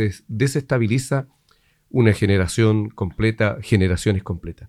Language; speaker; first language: Spanish; native; Spanish